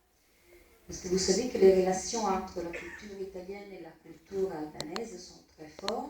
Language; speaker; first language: French; non-native, fluent; Italian